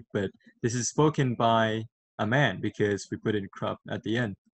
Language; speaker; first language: English; non-native, fluent; Thai